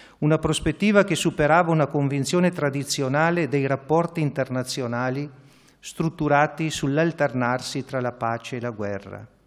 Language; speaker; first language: Italian; native; Italian